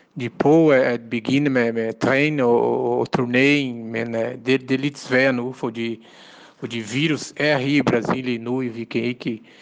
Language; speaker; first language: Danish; non-native, learner; Portuguese